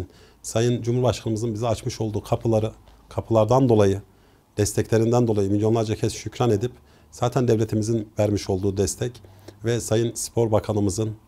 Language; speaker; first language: Turkish; native; Turkish